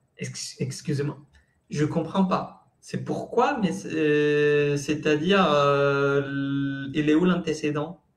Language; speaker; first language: French; non-native, fluent; Spanish